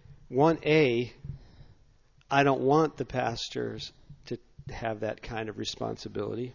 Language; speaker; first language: English; native; English